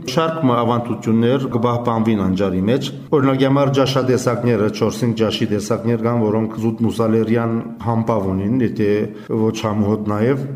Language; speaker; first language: Armenian; native; Armenian